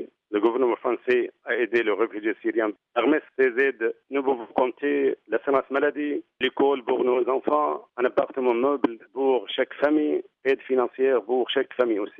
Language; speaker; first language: French; non-native, fluent; Arabic